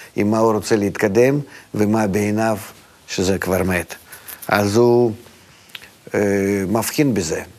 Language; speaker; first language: Hebrew; non-native, fluent; Russian